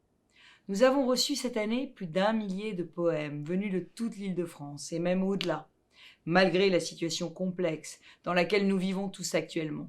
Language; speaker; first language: French; native; French